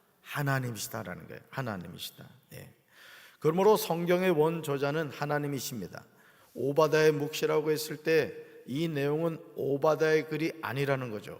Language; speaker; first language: Korean; native; Korean